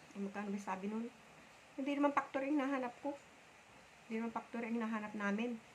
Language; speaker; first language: Filipino; non-native, local second language; Bikol